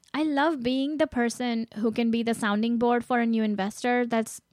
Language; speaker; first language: English; non-native, local second language; Gujarati